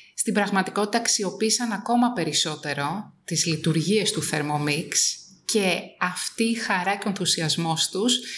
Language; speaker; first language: Greek; native; Greek